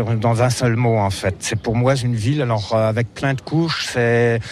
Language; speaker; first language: French; non-native, fluent; German